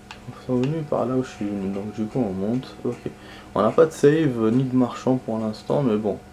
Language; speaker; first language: French; native; French